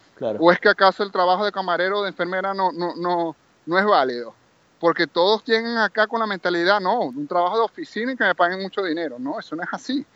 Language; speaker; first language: Spanish; native; Spanish